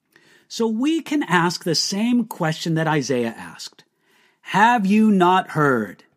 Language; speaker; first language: English; native; English